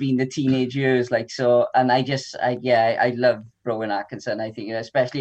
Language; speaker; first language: English; native; English